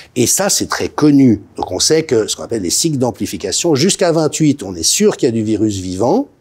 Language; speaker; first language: French; native; French